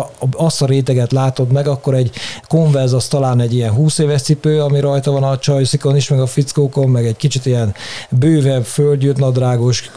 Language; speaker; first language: Hungarian; native; Hungarian